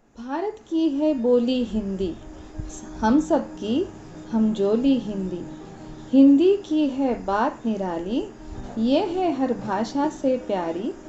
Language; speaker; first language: Hindi; non-native, local second language; Marathi